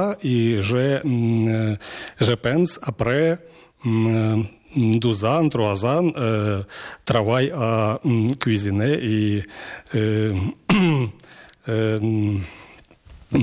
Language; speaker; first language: French; non-native, learner; Ukrainian